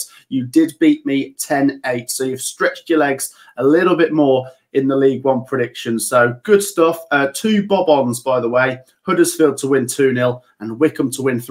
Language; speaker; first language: English; native; English